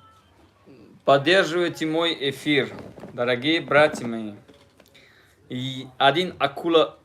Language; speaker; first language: Russian; non-native, learner; Tajik